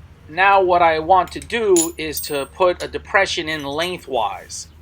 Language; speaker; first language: English; native; English